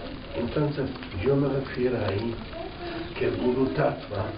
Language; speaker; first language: Spanish; non-native, fluent; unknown